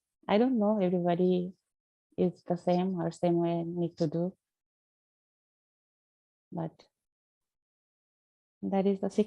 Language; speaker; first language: English; non-native, learner; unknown